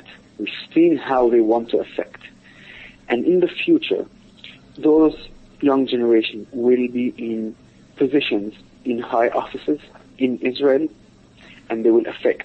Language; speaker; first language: English; non-native, fluent; Arabic